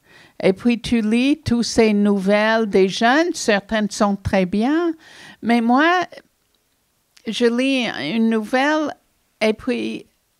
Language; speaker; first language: French; non-native, fluent; English